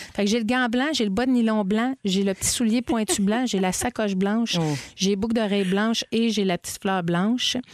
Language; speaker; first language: French; native; French